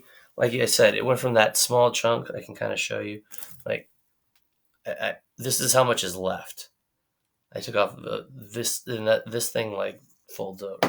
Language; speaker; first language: English; native; English